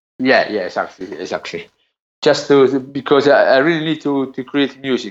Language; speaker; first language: English; non-native, learner; Italian